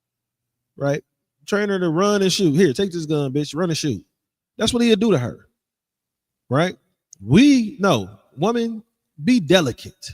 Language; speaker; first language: English; native; English